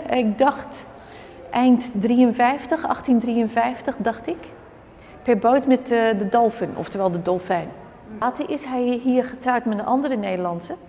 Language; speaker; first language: Dutch; native; Dutch